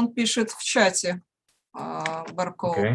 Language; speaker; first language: Russian; native; Russian